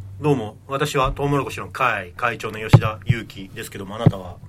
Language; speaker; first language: Japanese; native; Japanese